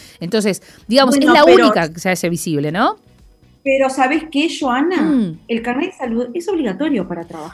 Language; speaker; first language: Spanish; native; Spanish